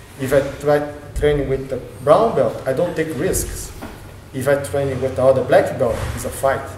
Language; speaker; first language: English; non-native, learner; Portuguese